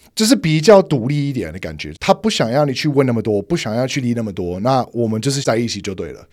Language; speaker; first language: Chinese; non-native, fluent; English